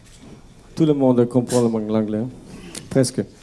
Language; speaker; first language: French; non-native, learner; German